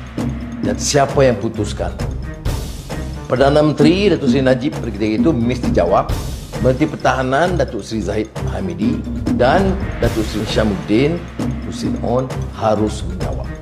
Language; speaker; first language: Malay; native; Malay